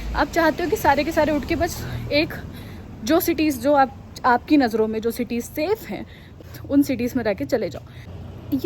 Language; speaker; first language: Hindi; native; Hindi